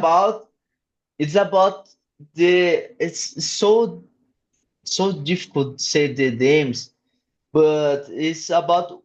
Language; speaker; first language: English; non-native, learner; Portuguese